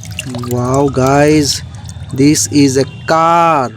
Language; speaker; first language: English; non-native, learner; Indonesian